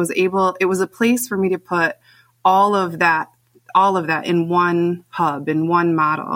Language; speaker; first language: English; native; English